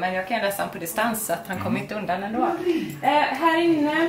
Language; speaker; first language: Swedish; native; Swedish